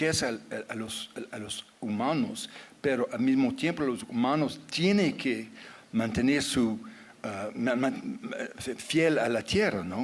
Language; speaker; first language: Spanish; non-native, fluent; English